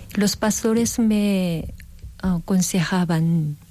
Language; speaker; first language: Spanish; non-native, learner; Korean